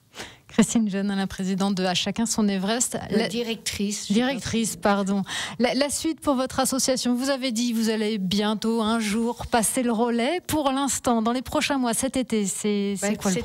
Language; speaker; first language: French; native; French